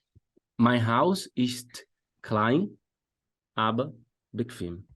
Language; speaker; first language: German; non-native, fluent; Portuguese